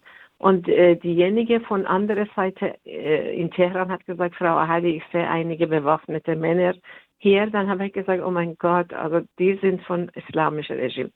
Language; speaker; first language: German; non-native, fluent; Persian